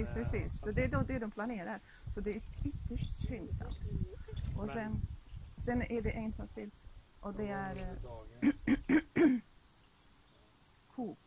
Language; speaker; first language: Swedish; non-native, fluent; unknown